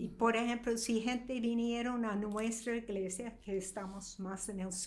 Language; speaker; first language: Spanish; non-native, fluent; English